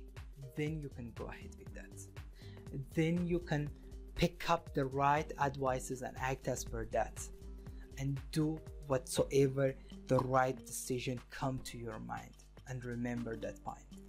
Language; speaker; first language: English; non-native, fluent; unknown